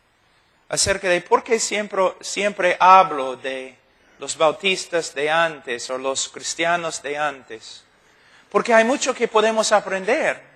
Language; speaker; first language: Spanish; non-native, fluent; English